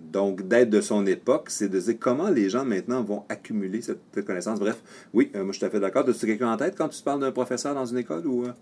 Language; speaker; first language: French; native; French